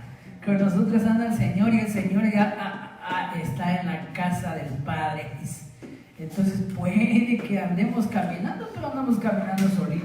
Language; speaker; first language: Spanish; native; Spanish